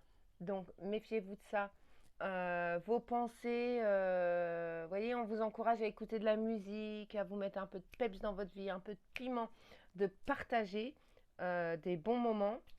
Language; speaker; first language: French; native; French